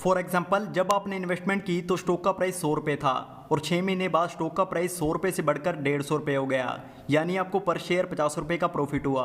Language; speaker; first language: Hindi; native; Hindi